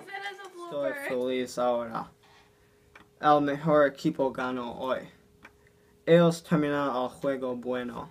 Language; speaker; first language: Spanish; non-native, learner; English